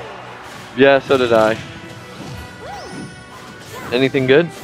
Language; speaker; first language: English; native; English